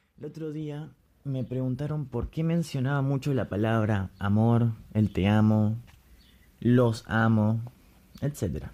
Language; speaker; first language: Spanish; native; Spanish